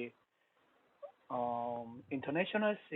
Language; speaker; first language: English; non-native, learner; Korean